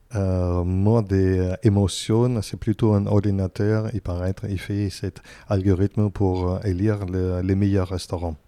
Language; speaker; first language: French; non-native, fluent; German